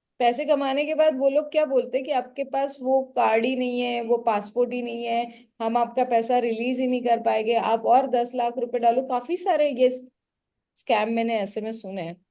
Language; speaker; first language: Hindi; non-native, local second language; Marathi